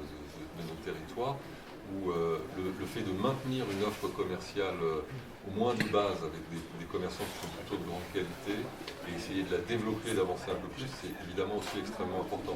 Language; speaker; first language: French; native; French